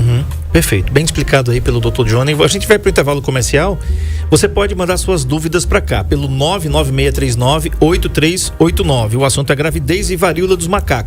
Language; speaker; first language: Portuguese; native; Portuguese